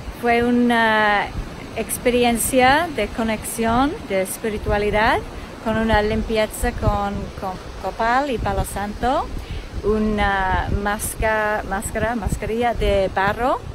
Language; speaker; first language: Spanish; non-native, fluent; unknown